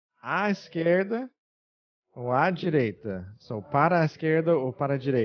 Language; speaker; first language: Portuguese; non-native, fluent; English